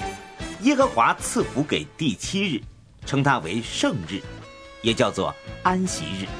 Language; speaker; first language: Chinese; native; Chinese